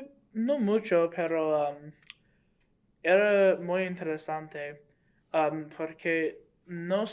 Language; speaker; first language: Spanish; non-native, learner; English